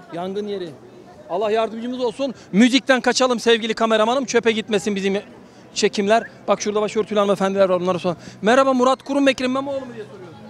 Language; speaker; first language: Turkish; native; Turkish